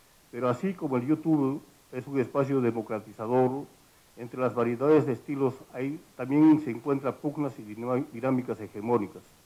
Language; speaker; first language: Spanish; native; Spanish